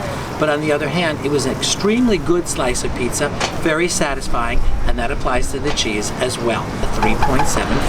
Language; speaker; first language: English; native; English